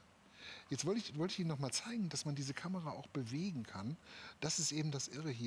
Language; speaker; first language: German; native; German